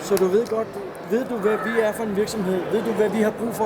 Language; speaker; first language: Danish; native; Danish